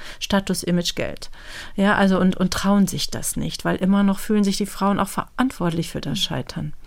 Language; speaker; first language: German; native; German